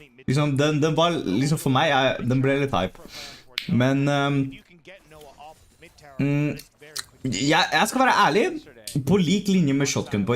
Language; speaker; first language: Norwegian; native; Norwegian